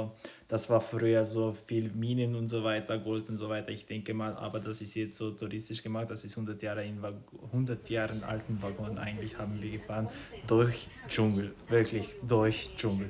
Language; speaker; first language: German; non-native, fluent; Croatian